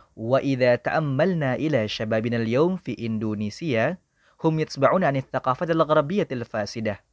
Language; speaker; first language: Arabic; non-native, fluent; Indonesian